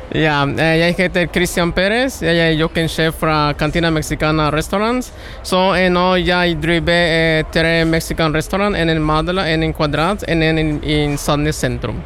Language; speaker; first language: Norwegian; non-native, learner; Spanish